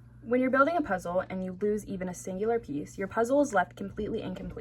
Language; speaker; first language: English; native; English